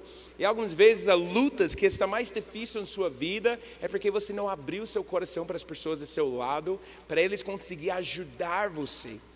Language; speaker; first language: Portuguese; non-native, learner; English